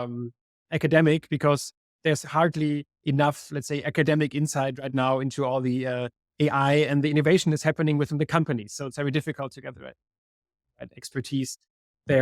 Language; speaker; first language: English; non-native, fluent; German